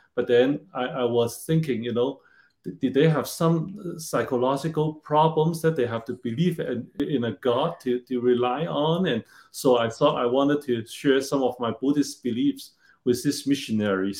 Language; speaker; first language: English; non-native, local second language; Cantonese